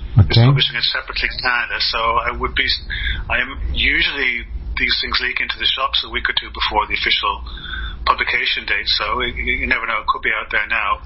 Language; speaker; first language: English; native; English